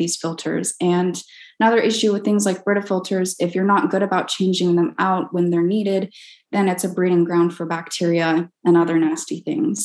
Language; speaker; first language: English; native; English